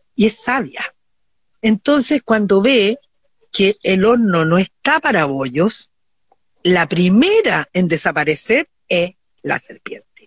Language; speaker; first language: Spanish; native; Spanish